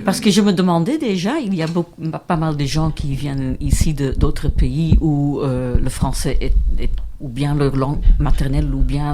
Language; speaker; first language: French; non-native, local second language; Dutch